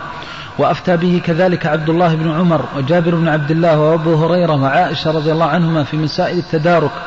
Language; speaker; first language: Arabic; native; Arabic